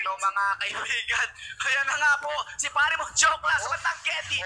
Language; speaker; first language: Filipino; native; Filipino